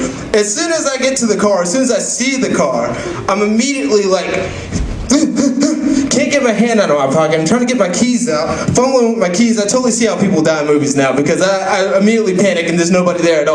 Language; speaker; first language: English; native; English